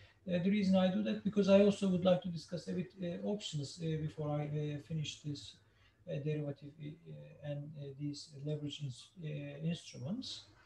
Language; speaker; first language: English; non-native, fluent; Turkish